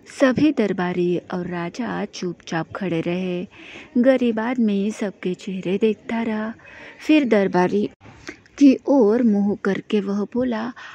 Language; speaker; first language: Hindi; non-native, local second language; Marathi